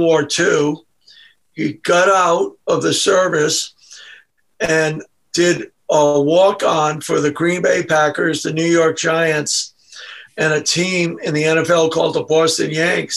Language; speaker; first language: English; native; English